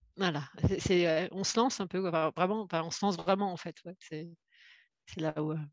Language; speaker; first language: French; native; French